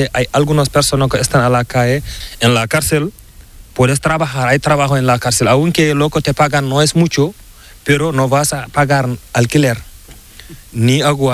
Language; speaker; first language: Spanish; non-native, learner; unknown